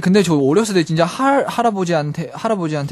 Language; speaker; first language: Korean; non-native, learner; Chinese